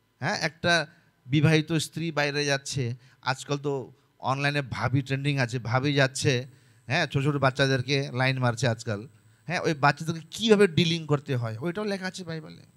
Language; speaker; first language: Bangla; non-native, local second language; Nepali